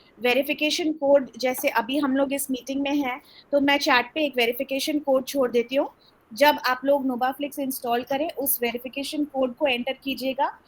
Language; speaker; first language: Hindi; early bilingual, heritage; Hindi